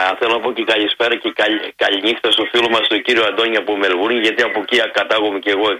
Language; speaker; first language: Greek; early bilingual, heritage; Greek